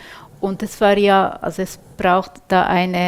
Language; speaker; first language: German; non-native, fluent; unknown